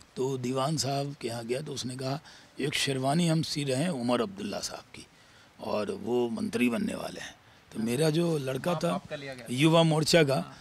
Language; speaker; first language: Hindi; native; Hindi